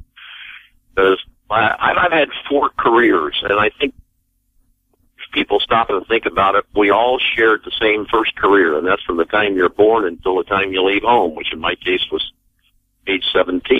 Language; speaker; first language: English; native; English